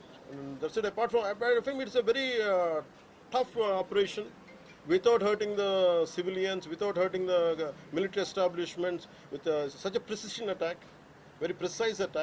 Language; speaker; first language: English; non-native, local second language; Telugu